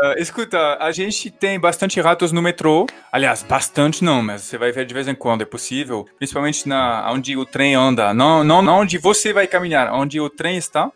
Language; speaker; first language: Portuguese; non-native, fluent; French